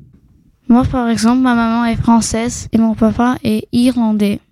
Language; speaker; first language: French; early bilingual, heritage; English